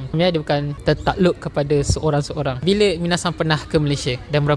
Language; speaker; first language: Malay; native; Malay